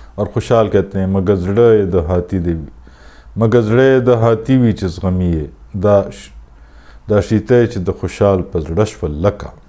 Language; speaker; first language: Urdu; non-native, local second language; Pashto